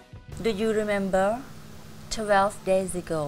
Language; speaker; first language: English; non-native, learner; Thai